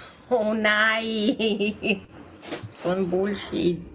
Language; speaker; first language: German; native; German